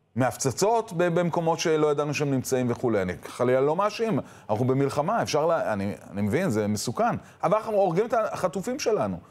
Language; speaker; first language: Hebrew; native; Hebrew